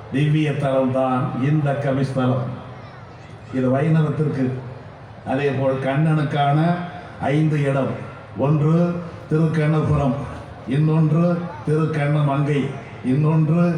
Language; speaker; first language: Tamil; native; Tamil